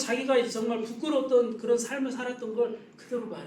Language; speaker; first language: Korean; native; Korean